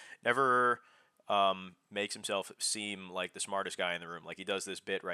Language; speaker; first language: English; native; English